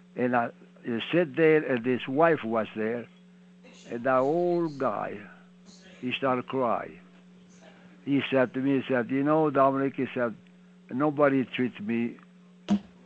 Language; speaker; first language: English; non-native, learner; Italian